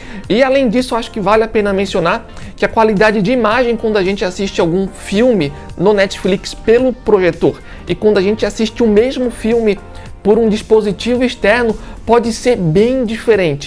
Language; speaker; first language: Portuguese; native; Portuguese